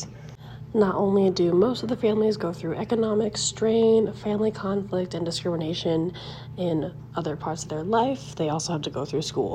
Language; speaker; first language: English; native; English